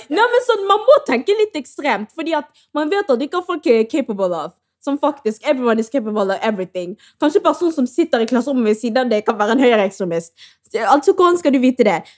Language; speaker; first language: Norwegian; early bilingual, other home language; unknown